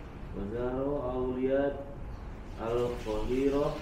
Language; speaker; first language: Arabic; non-native, learner; Indonesian